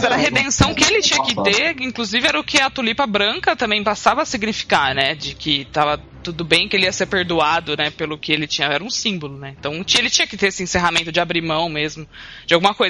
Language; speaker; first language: Portuguese; native; Portuguese